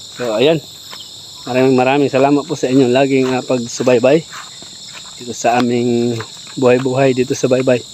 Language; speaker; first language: Filipino; non-native, local second language; Cebuano